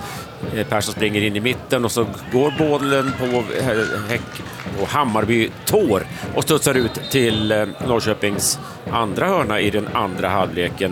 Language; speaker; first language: Swedish; native; Swedish